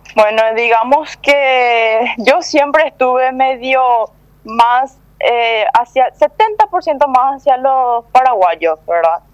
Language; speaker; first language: Spanish; early bilingual, other home language; Korean